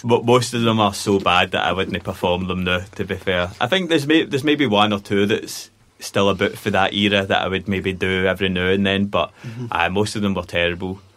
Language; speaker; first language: English; native; English